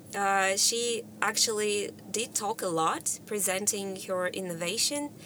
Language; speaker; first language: English; non-native, fluent; Russian